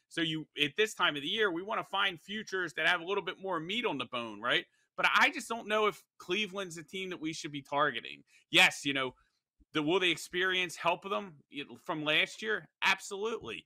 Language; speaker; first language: English; native; English